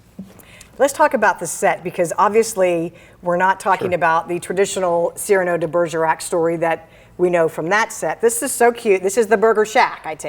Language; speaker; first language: English; native; English